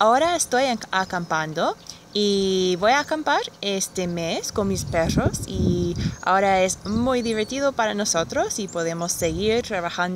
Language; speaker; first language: Spanish; non-native, fluent; English